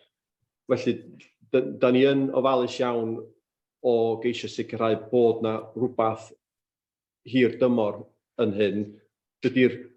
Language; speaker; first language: Welsh; native; Welsh